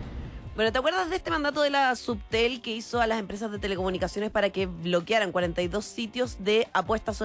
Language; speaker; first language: Spanish; native; Spanish